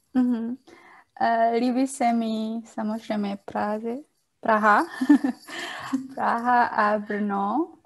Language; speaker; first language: Czech; non-native, learner; Indonesian